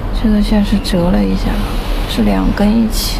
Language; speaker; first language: Chinese; native; Chinese